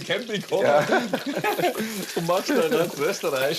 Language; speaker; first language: German; native; German